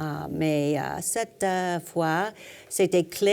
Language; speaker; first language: French; non-native, learner; English